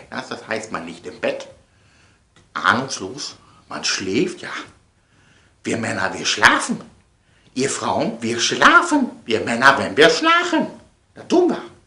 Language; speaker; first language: German; native; German